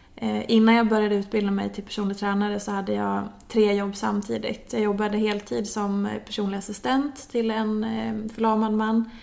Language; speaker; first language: Swedish; native; Swedish